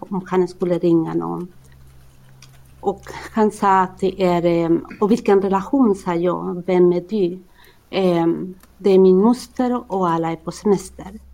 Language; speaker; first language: Swedish; non-native, fluent; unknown